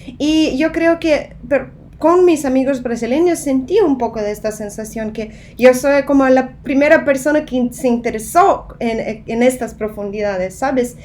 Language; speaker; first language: Spanish; non-native, fluent; Russian